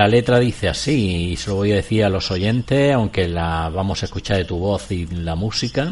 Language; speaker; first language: Spanish; native; Spanish